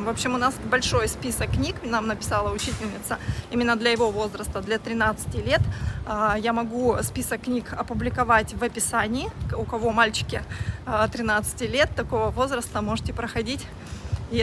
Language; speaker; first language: Russian; native; Russian